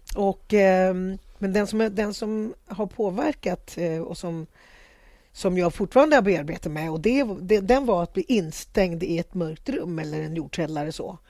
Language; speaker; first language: Swedish; early bilingual, other home language; Spanish